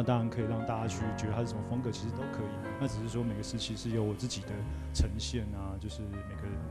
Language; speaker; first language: Chinese; native; Chinese